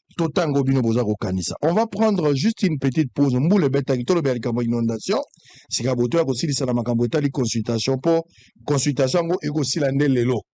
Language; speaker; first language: Lingala; native; Lingala